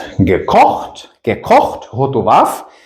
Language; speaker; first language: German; non-native, fluent; Ukrainian